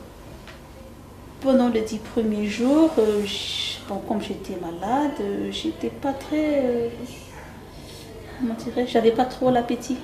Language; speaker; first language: French; non-native, local second language; Malagasy